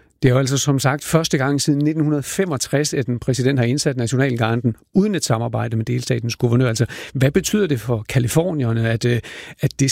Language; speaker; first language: Danish; native; Danish